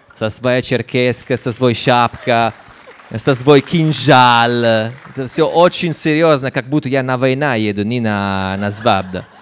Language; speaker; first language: Russian; non-native, fluent; Italian